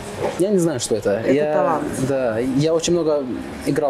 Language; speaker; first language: Russian; non-native, fluent; Azerbaijani